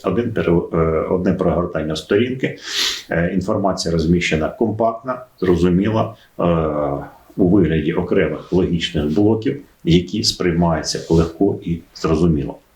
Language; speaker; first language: Ukrainian; native; Ukrainian